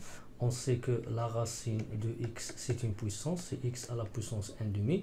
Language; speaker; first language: French; non-native, local second language; Arabic